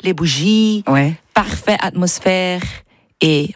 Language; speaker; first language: French; non-native, learner; English